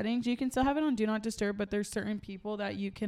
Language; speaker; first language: English; native; English